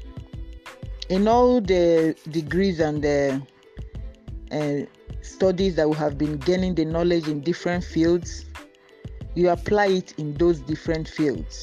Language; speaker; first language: English; non-native, local second language; Igbo